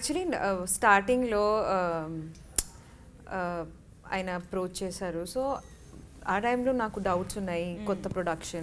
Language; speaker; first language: Telugu; non-native, learner; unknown